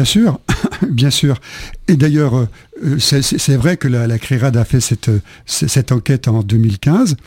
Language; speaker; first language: French; native; French